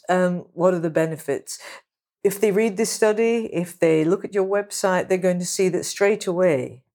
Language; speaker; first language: English; native; English